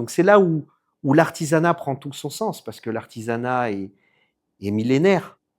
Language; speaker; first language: French; native; French